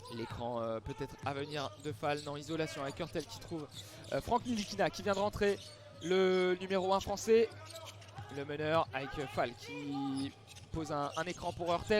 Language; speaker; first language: French; native; French